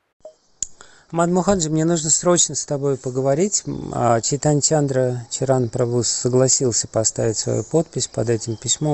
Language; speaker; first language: Russian; native; Russian